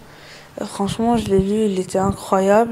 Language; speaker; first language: French; early bilingual, other home language; Arabic